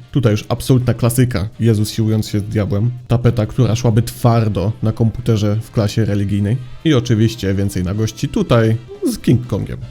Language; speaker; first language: Polish; native; Polish